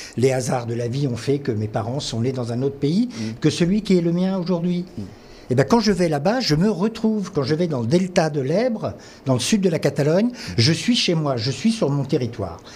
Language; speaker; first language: French; non-native, local second language; Catalan